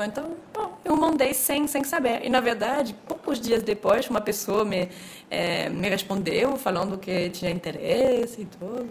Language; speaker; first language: Portuguese; non-native, fluent; French